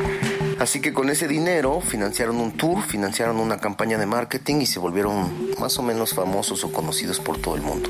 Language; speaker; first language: Spanish; native; Spanish